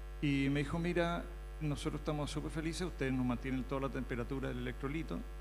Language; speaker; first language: Spanish; native; Spanish